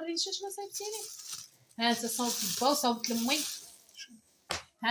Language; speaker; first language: Arabic; native; Arabic